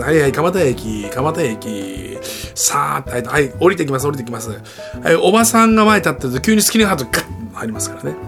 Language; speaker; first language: Japanese; native; Japanese